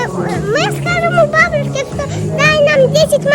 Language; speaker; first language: Russian; early bilingual, other home language; Azerbaijani